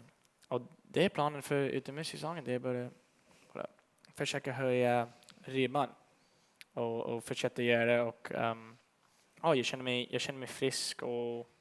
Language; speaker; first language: Swedish; early bilingual, heritage; English